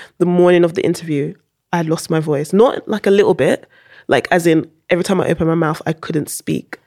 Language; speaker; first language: English; early bilingual, heritage; English